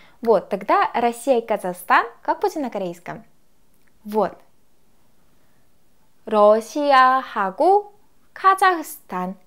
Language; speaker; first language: Russian; non-native, fluent; Korean